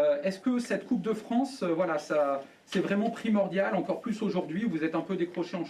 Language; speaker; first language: French; native; French